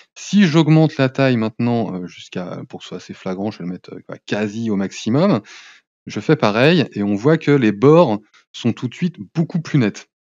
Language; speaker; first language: French; native; French